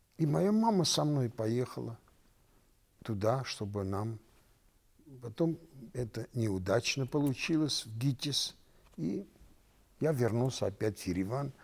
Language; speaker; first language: Russian; non-native, local second language; Armenian